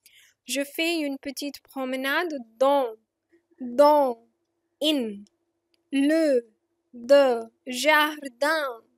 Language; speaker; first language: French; non-native, fluent; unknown